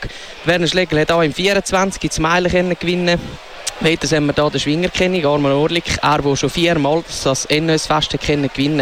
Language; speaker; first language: German; native; German